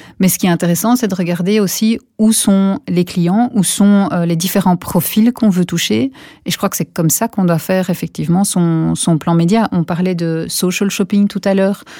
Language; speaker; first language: French; native; French